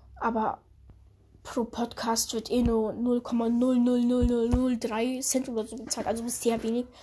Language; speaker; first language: German; early bilingual, other home language; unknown